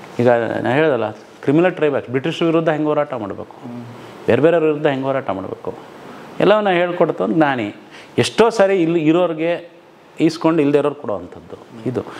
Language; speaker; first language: Kannada; non-native, local second language; Lambadi